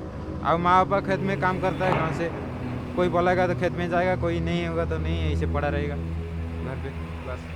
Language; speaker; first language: Hindi; non-native, local second language; Odia